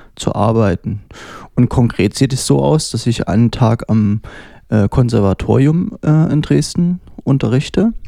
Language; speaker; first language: German; native; German